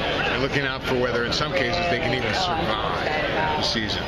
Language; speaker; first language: English; native; English